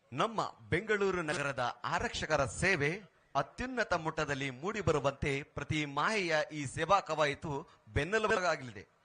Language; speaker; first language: Kannada; native; Kannada